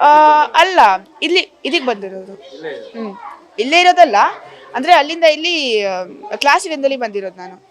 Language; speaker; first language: Kannada; native; Kannada